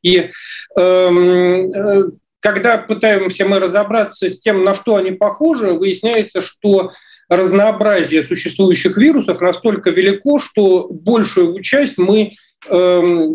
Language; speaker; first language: Russian; native; Russian